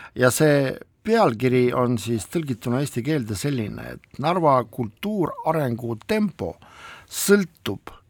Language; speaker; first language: Estonian; non-native, local second language; Russian